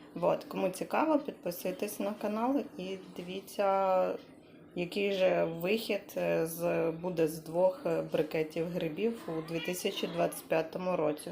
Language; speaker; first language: Ukrainian; native; Ukrainian